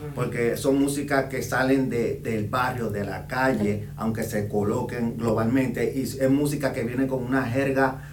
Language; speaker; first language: Spanish; native; Spanish